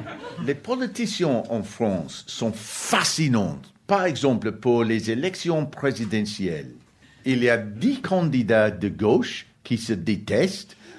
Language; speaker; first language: French; non-native, learner; English